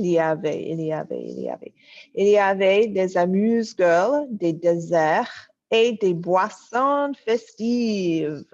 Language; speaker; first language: French; non-native, fluent; English